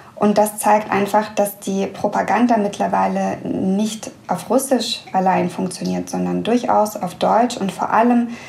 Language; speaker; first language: German; early bilingual, other home language; Russian